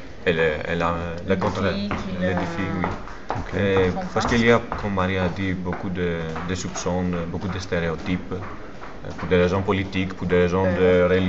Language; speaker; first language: French; non-native, fluent; Greek